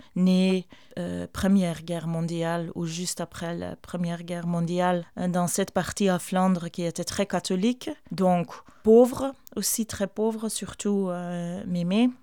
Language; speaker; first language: French; non-native, fluent; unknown